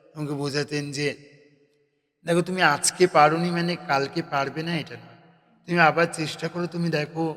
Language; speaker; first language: Bangla; native; Bangla